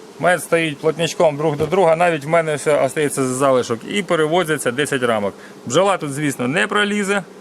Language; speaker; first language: Ukrainian; non-native, local second language; Russian